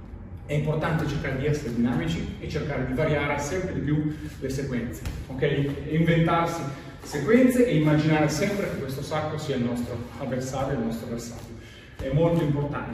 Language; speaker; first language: Italian; native; Italian